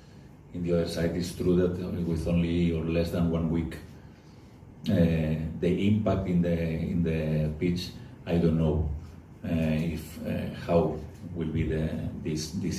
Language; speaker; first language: English; non-native, fluent; Spanish